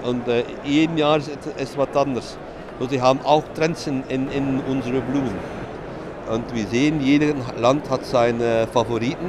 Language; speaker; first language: German; non-native, fluent; Dutch